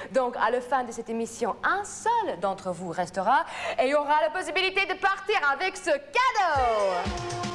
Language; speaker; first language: French; non-native, fluent; English